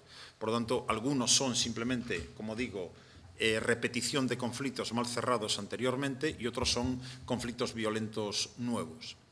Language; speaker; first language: Spanish; native; Spanish